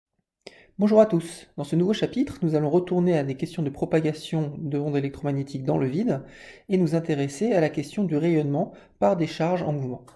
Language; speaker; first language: French; native; French